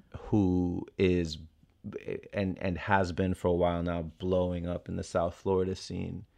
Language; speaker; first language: English; native; English